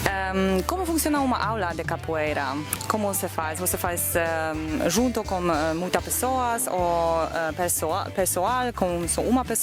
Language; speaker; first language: Portuguese; non-native, learner; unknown